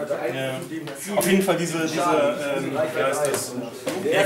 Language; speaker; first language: German; native; German